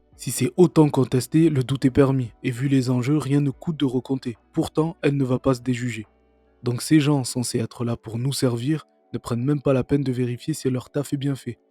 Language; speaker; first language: French; native; French